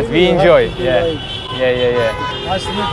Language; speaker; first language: English; non-native, learner; Turkish